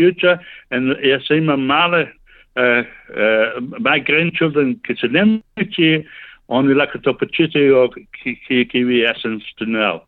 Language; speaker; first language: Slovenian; early bilingual, heritage; Slovenian